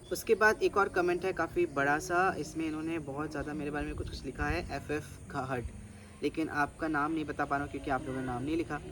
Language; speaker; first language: Hindi; non-native, local second language; Bangla